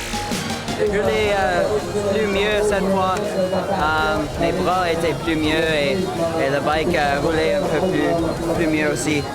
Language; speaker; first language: French; non-native, learner; English